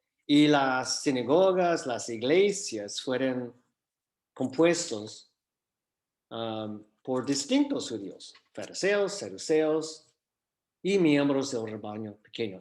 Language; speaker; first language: Spanish; non-native, fluent; English